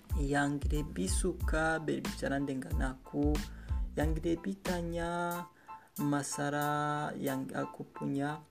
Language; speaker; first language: Indonesian; non-native, learner; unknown